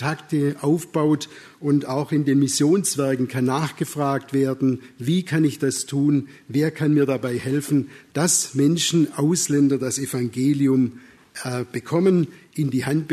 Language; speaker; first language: German; native; German